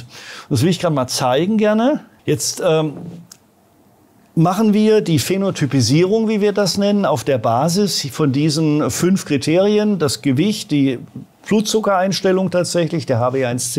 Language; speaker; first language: German; native; German